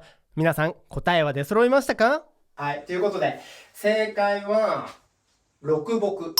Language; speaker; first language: Japanese; native; Japanese